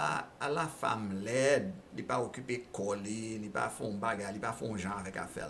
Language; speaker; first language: French; non-native, local second language; Haitian Creole